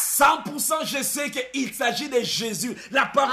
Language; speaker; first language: French; non-native, local second language; Lingala